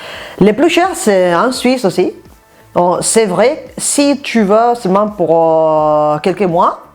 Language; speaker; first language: French; non-native, fluent; Spanish